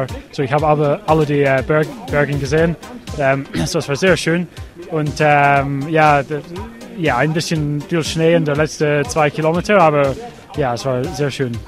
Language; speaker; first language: German; non-native, learner; English